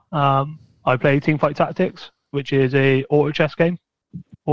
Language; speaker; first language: English; native; English